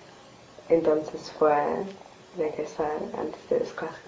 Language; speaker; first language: Spanish; non-native, learner; English